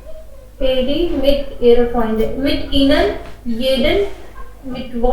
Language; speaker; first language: German; non-native, learner; Hindi